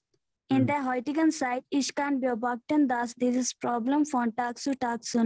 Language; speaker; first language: German; non-native, learner; Hindi